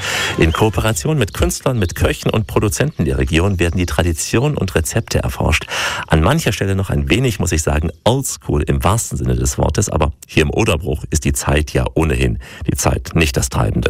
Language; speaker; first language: German; native; German